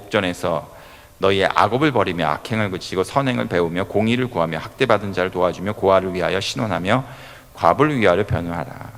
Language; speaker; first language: Korean; native; Korean